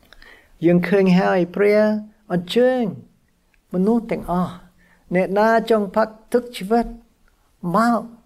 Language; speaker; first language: Khmer; non-native, fluent; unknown